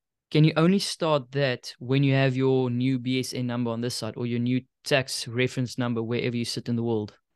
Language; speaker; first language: English; non-native, local second language; Afrikaans